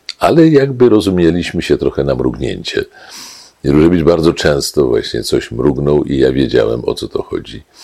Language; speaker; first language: Polish; native; Polish